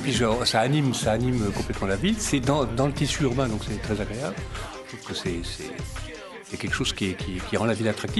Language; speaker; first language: French; native; French